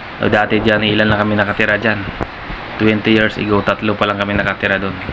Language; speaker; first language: Filipino; non-native, local second language; Cebuano